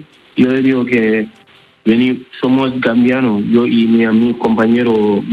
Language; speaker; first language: Spanish; non-native, learner; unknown